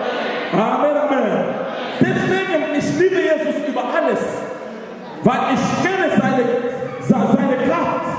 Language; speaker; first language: German; non-native, learner; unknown